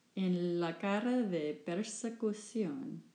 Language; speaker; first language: Spanish; non-native, learner; English